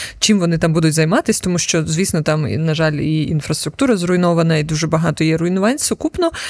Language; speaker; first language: Ukrainian; native; Ukrainian